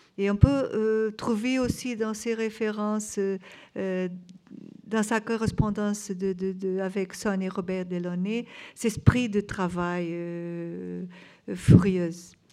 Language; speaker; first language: French; non-native, fluent; Portuguese